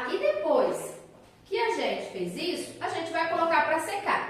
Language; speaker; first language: Portuguese; native; Portuguese